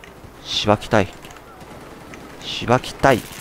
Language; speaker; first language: Japanese; native; Japanese